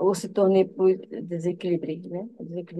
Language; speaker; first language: French; non-native, learner; Portuguese